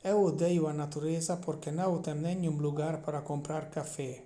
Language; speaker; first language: Portuguese; non-native, learner; Hungarian